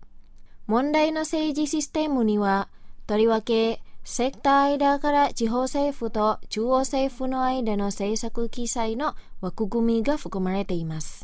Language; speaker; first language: Japanese; non-native, fluent; Indonesian